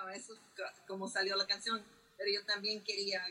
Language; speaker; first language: Spanish; early bilingual, heritage; Spanish